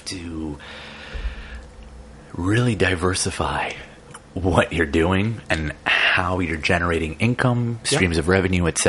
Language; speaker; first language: English; native; English